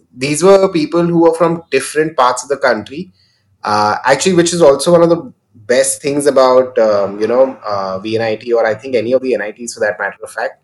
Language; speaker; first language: English; non-native, local second language; Hindi